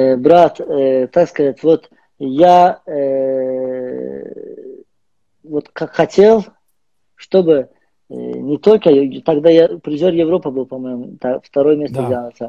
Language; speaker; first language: Russian; non-native, learner; Azerbaijani